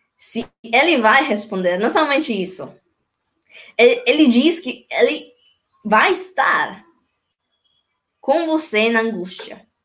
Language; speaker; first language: Portuguese; non-native, learner; Spanish